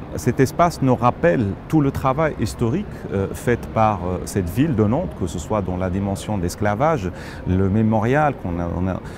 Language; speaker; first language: French; non-native, local second language; Arabic